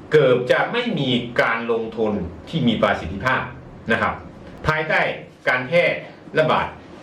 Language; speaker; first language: Thai; non-native, fluent; Chinese